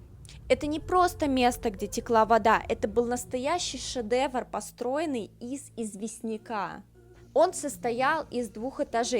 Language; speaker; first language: Russian; native; Russian